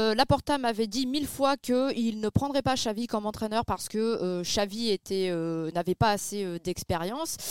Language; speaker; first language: French; native; French